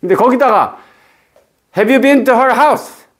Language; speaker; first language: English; non-native, fluent; Korean